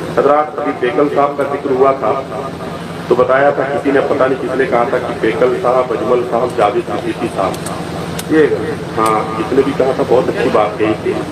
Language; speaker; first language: Urdu; native; Urdu